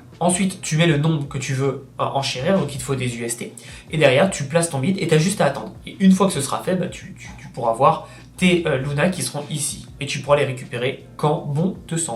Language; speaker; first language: French; native; French